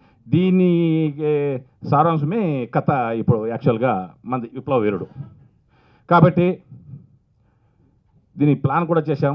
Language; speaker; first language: Telugu; native; Telugu